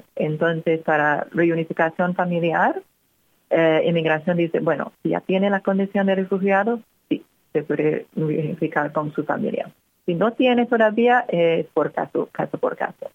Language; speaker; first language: Spanish; non-native, fluent; English